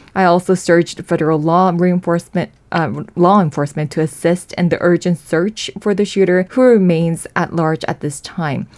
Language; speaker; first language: English; non-native, fluent; Korean